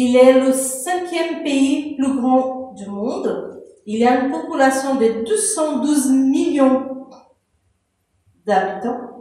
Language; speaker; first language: French; non-native, fluent; Portuguese